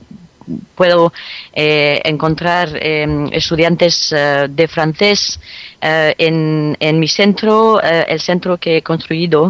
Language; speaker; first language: Spanish; non-native, fluent; French